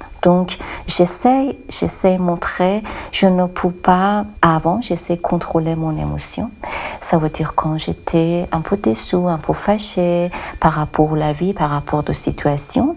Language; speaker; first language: French; non-native, learner; Persian